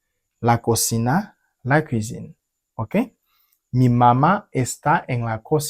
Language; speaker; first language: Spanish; non-native, fluent; French